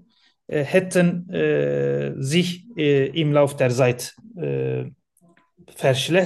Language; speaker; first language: German; non-native, learner; Turkish